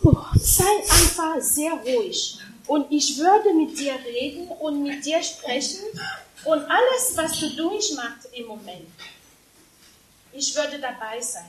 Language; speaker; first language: German; non-native, fluent; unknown